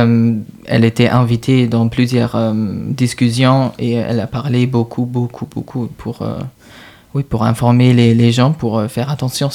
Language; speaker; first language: French; non-native, fluent; German